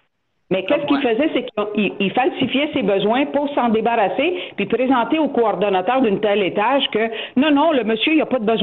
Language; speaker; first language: French; native; French